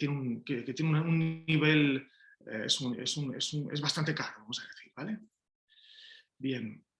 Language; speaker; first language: Spanish; native; Spanish